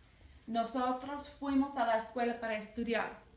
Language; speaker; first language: Spanish; non-native, fluent; English